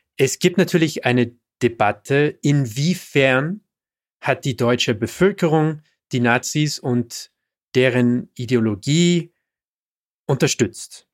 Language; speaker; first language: German; non-native, fluent; English